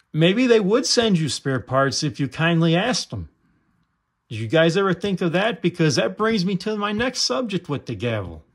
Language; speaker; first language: English; native; English